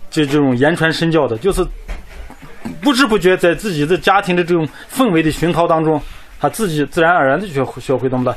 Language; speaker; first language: Chinese; non-native, local second language; Kazakh